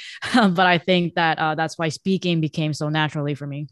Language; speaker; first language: English; early bilingual, other home language; Korean